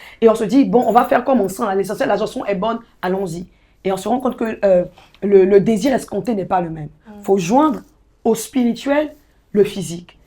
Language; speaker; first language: French; native; French